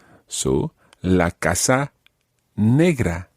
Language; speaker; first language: Spanish; non-native, fluent; English